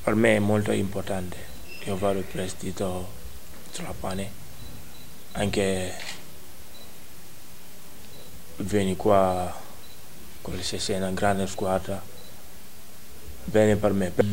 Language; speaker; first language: Italian; non-native, learner; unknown